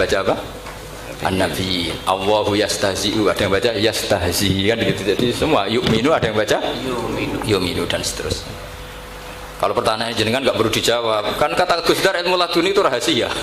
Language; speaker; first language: Indonesian; non-native, local second language; Javanese